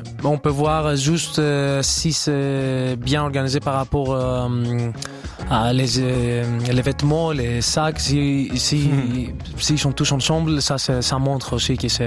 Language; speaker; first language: French; non-native, fluent; Greek